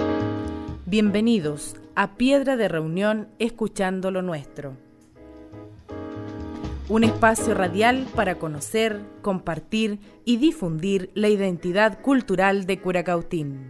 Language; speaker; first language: Spanish; native; Spanish